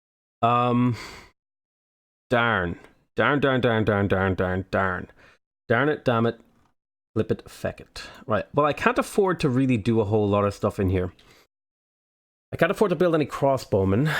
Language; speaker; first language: English; native; English